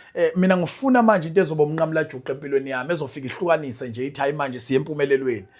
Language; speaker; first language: Zulu; native; Zulu